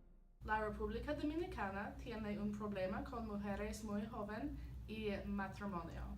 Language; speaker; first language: Spanish; non-native, learner; English